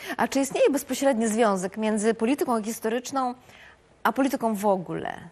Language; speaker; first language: Polish; native; Polish